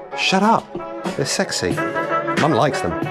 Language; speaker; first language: English; native; English